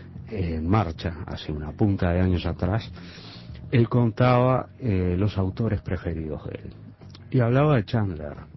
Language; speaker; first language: Spanish; native; Spanish